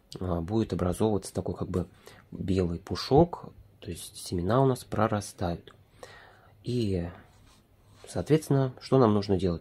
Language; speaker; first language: Russian; native; Russian